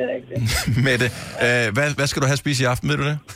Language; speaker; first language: Danish; native; Danish